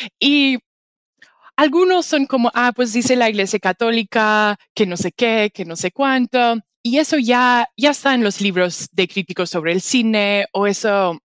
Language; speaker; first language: Spanish; non-native, fluent; English